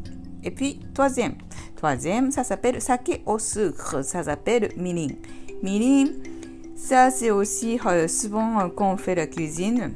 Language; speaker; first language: French; non-native, learner; Japanese